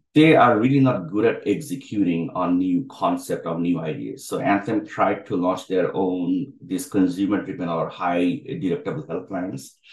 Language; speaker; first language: English; non-native, local second language; Bangla